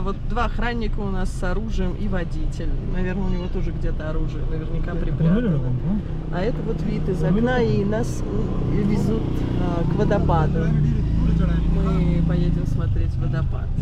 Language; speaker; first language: Russian; native; Russian